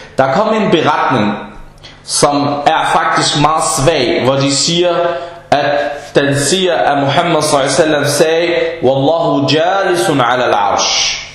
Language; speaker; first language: Danish; non-native, fluent; Arabic